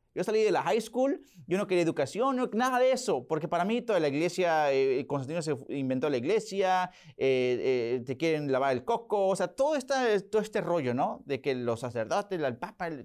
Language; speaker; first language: Spanish; early bilingual, heritage; Spanish